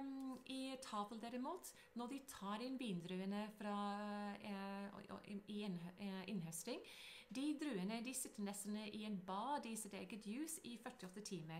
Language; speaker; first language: Norwegian; non-native, fluent; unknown